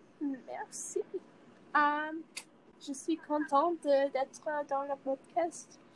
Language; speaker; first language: French; non-native, learner; English